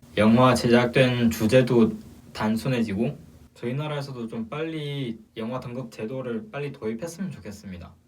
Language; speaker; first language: Korean; non-native, fluent; Chinese